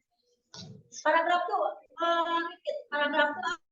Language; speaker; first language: English; non-native, learner; Indonesian